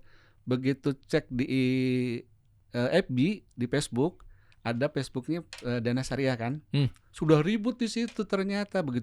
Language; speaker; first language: Indonesian; native; Indonesian